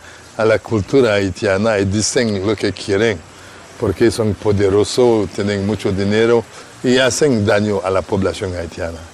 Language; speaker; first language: Spanish; non-native, fluent; Haitian Creole